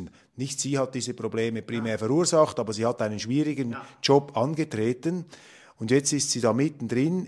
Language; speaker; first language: German; native; German